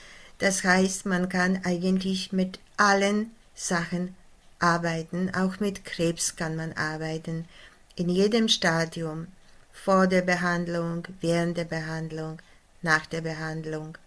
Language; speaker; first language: German; non-native, fluent; Polish